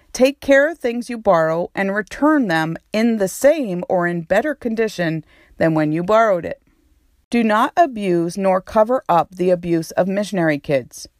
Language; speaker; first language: English; native; English